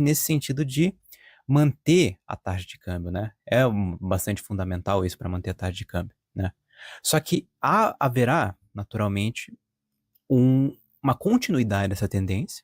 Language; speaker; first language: Portuguese; native; Portuguese